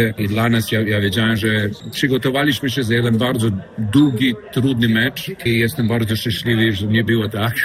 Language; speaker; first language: Polish; non-native, fluent; Serbian